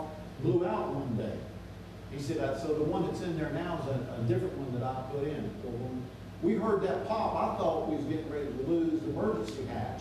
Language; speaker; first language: English; native; English